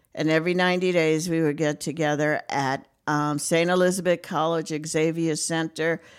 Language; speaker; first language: English; native; English